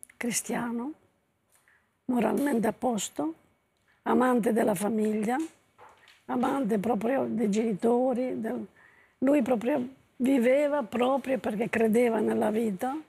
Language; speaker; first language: Italian; native; Italian